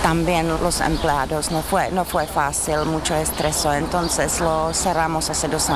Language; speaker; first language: Spanish; non-native, learner; Czech